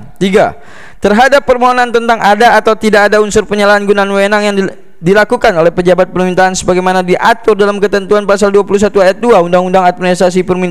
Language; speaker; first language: Indonesian; native; Indonesian